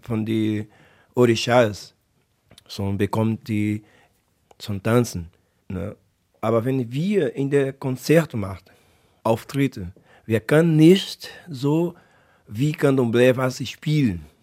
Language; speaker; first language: German; non-native, learner; Portuguese